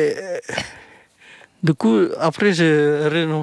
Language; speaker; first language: French; non-native, fluent; Indonesian